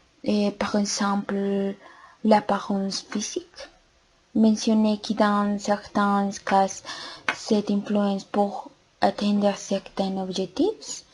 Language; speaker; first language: French; non-native, learner; Spanish